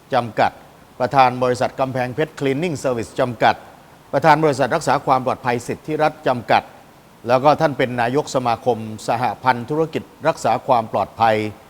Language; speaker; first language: Thai; native; Thai